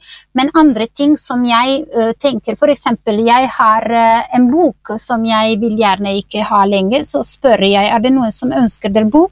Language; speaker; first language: Norwegian; non-native, fluent; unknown